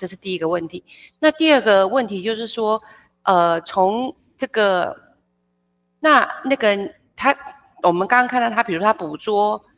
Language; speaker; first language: Chinese; native; Chinese